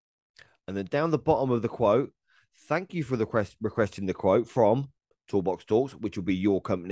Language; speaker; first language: English; native; English